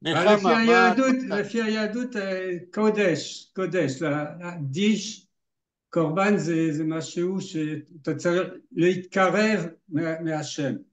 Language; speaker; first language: Hebrew; non-native, fluent; French